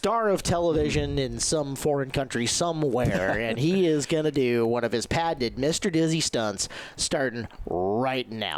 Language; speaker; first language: English; native; English